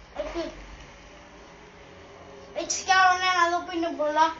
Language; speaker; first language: Greek; native; Greek